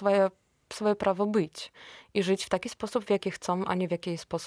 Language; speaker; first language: Polish; non-native, fluent; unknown